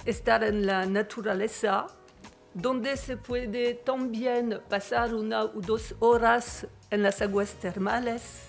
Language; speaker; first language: Spanish; non-native, fluent; French